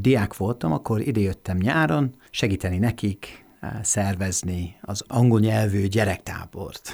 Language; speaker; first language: Hungarian; non-native, fluent; English